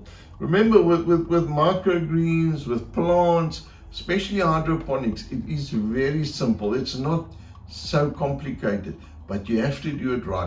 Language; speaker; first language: English; native; English